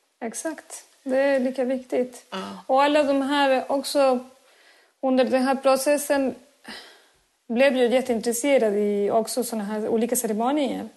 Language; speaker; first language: Swedish; non-native, fluent; Spanish